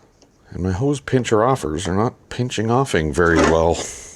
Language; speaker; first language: English; native; English